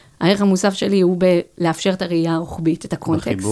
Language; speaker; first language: Hebrew; native; Hebrew